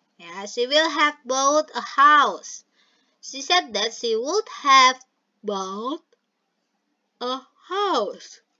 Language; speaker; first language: English; non-native, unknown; Indonesian